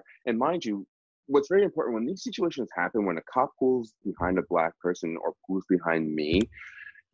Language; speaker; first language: English; native; English